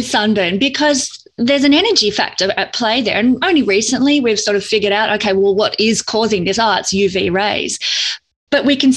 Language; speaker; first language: English; native; English